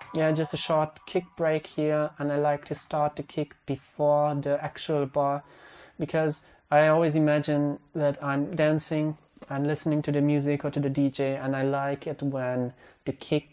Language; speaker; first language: English; non-native, fluent; Hungarian